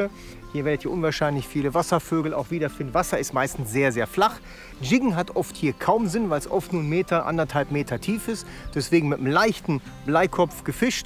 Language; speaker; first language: German; native; German